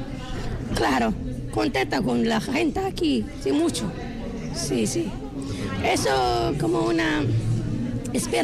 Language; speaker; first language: Spanish; non-native, learner; Arabic